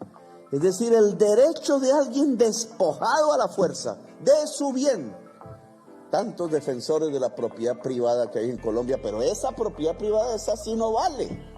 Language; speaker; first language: Spanish; native; Spanish